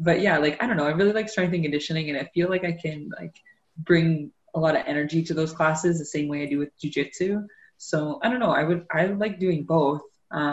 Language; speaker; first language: English; native; English